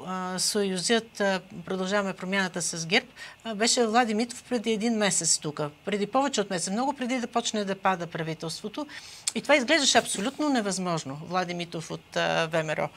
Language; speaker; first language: Bulgarian; native; Bulgarian